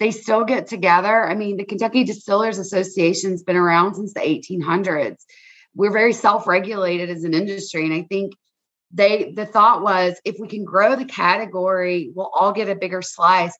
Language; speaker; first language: English; native; English